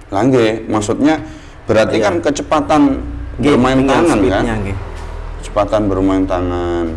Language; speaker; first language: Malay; non-native, local second language; Javanese